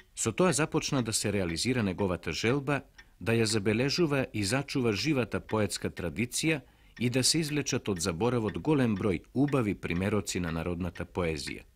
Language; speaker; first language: Macedonian; native; Macedonian